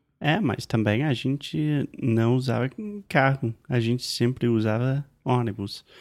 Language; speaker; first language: Portuguese; non-native, fluent; English